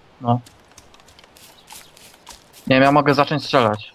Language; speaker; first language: Polish; native; Polish